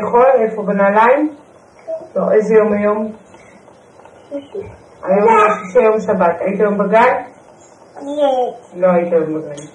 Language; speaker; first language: Hebrew; native; Hebrew